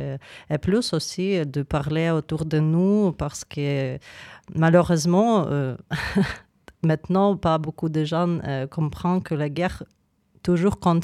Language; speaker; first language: French; non-native, fluent; Ukrainian